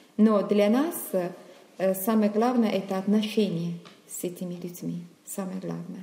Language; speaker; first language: Russian; non-native, fluent; Italian